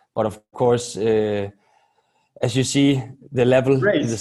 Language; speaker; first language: English; non-native, fluent; Danish